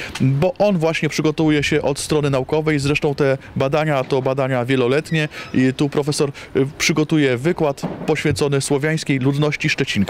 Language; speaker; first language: Polish; native; Polish